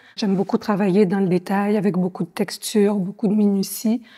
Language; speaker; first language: French; native; French